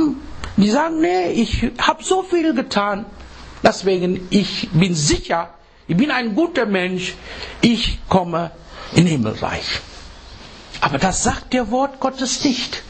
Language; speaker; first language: German; non-native, learner; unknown